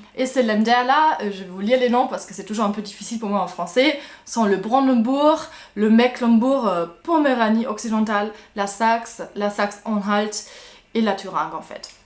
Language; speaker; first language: French; non-native, fluent; German